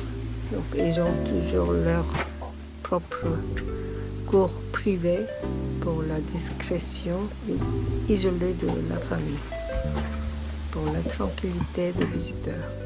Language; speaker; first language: French; non-native, learner; Korean